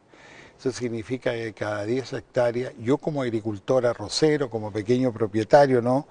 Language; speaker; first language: Spanish; native; Spanish